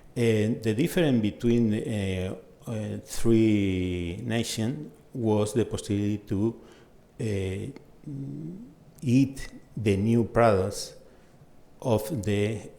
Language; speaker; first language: English; non-native, fluent; Spanish